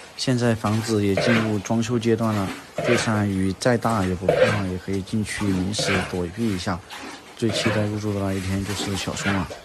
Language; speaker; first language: Chinese; native; Chinese